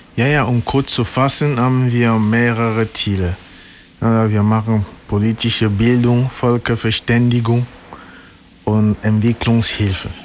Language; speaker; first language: German; non-native, fluent; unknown